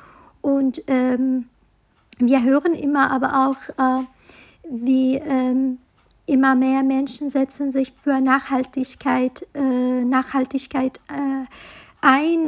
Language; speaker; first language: German; non-native, fluent; Arabic